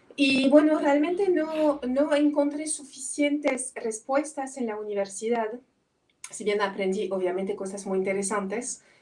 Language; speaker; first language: Spanish; non-native, fluent; French